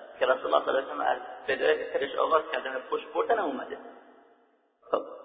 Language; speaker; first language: Persian; native; Persian